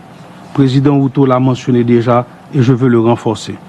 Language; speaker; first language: French; non-native, local second language; Haitian Creole